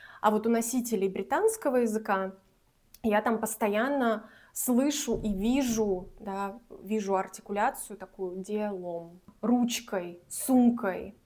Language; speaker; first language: Russian; native; Russian